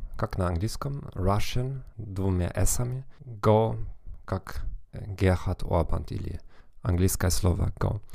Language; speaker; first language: Russian; non-native, fluent; German